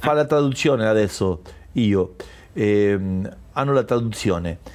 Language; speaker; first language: Italian; non-native, learner; Spanish